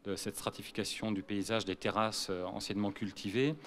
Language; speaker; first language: French; native; French